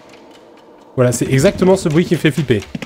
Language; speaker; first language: French; native; French